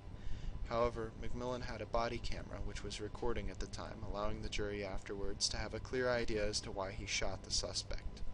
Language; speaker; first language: English; native; English